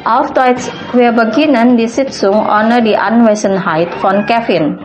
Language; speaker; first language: German; non-native, fluent; Indonesian